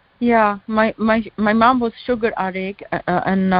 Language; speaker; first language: English; non-native, learner; Czech